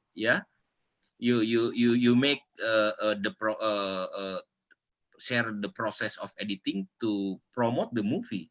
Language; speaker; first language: English; non-native, local second language; Indonesian